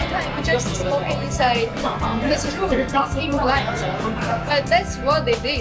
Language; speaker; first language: English; non-native, learner; Chinese